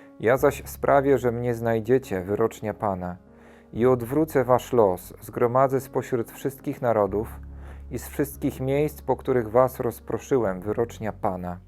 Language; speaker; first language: Polish; native; Polish